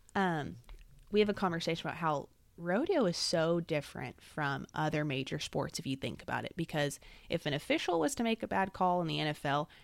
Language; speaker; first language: English; native; English